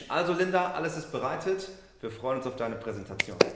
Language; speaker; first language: German; native; German